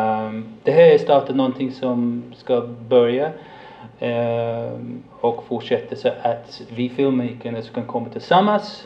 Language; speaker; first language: Swedish; non-native, fluent; English